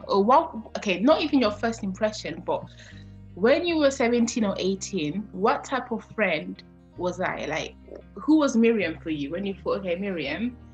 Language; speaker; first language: English; non-native, fluent; French